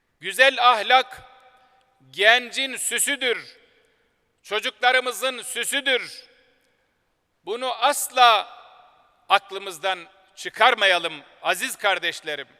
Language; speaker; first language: Turkish; native; Turkish